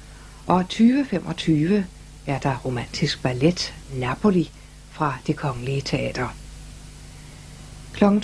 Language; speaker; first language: Danish; native; Danish